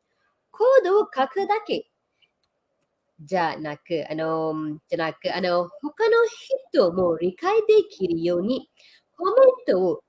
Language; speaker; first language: Japanese; non-native, fluent; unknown